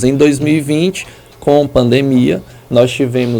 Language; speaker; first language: Portuguese; native; Portuguese